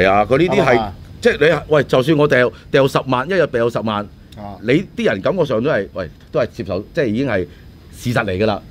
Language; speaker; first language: Cantonese; native; Cantonese